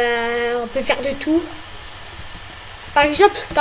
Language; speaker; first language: French; native; French